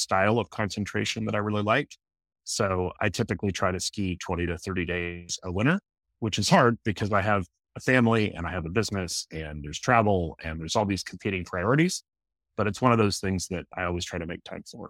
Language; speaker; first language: English; native; English